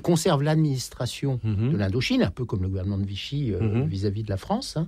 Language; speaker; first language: French; native; French